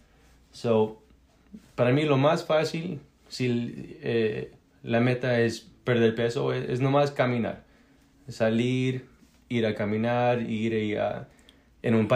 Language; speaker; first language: Spanish; early bilingual, heritage; Spanish